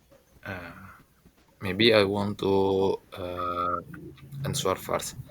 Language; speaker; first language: English; non-native, learner; Indonesian